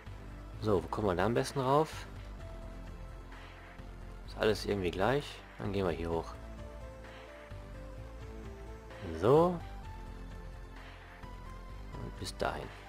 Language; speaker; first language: German; native; German